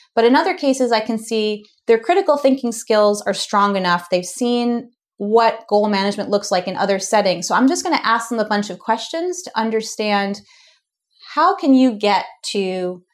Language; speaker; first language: English; native; English